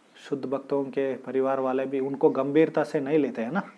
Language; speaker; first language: Hindi; non-native, local second language; Kannada